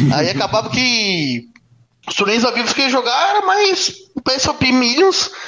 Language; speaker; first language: Portuguese; native; Portuguese